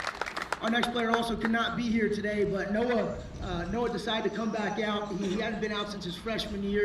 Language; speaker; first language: English; native; English